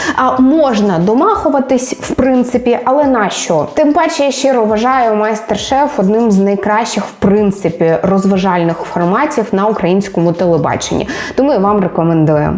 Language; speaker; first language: Ukrainian; native; Ukrainian